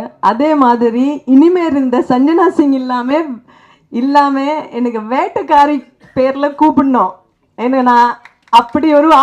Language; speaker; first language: Tamil; non-native, fluent; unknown